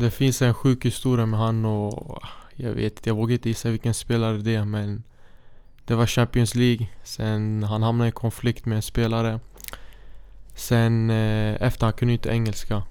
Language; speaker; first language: Swedish; early bilingual, other home language; Syriac